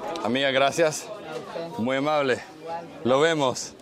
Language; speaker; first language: Spanish; early bilingual, heritage; Spanish